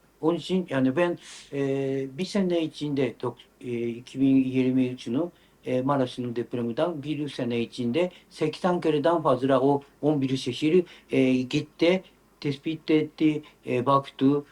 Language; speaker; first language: Turkish; non-native, learner; Japanese